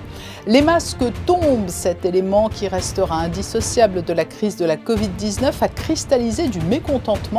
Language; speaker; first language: French; native; French